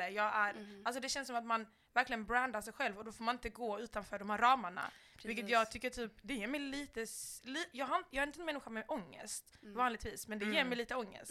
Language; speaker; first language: Swedish; native; Swedish